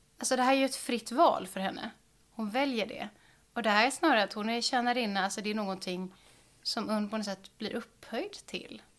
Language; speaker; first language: Swedish; native; Swedish